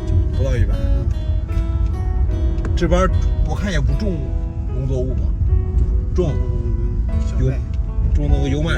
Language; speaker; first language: Chinese; native; Chinese